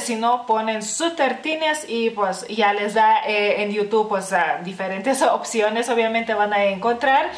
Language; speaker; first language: Spanish; non-native, fluent; Lithuanian